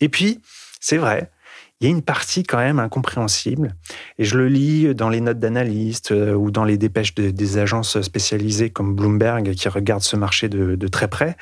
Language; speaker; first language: French; native; French